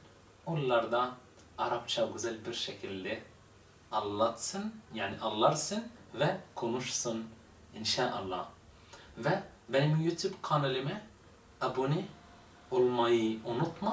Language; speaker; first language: Turkish; non-native, fluent; Arabic